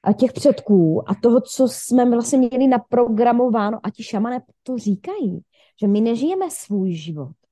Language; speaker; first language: Czech; native; Czech